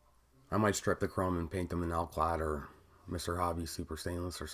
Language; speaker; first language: English; native; English